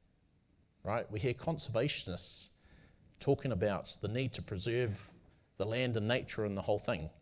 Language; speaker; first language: English; native; English